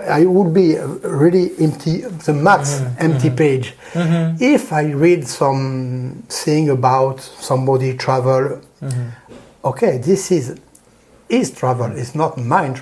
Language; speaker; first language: English; non-native, learner; French